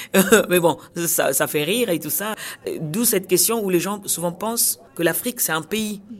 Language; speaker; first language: French; non-native, local second language; Kongo